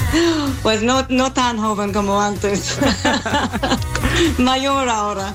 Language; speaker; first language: Spanish; non-native, learner; English